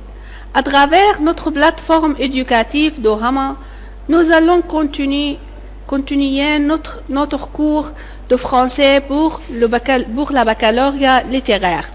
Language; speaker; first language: French; non-native, fluent; Arabic